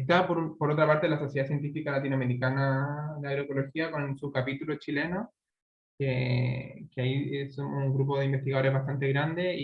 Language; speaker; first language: Spanish; native; Spanish